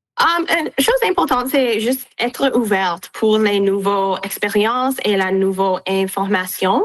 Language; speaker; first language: French; non-native, local second language; English